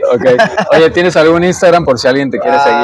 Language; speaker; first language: Spanish; native; Spanish